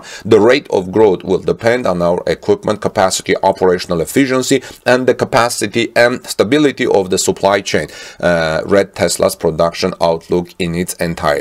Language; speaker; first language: English; non-native, fluent; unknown